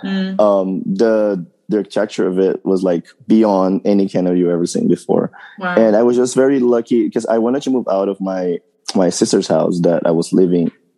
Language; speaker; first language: English; non-native, fluent; Portuguese